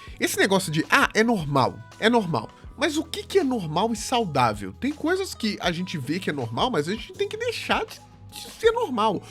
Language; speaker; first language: Portuguese; native; Portuguese